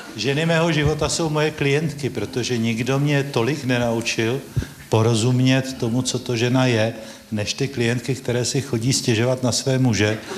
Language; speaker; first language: Czech; native; Czech